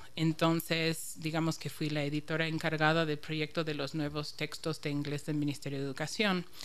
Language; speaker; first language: Spanish; non-native, fluent; English